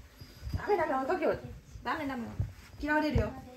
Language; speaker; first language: Japanese; native; Japanese